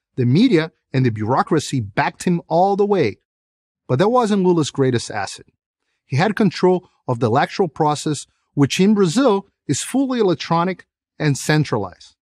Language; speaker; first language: English; non-native, fluent; Portuguese